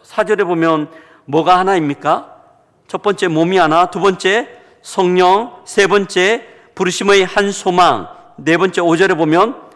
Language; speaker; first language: Korean; native; Korean